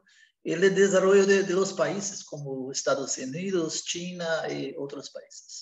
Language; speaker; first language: Spanish; non-native, learner; Portuguese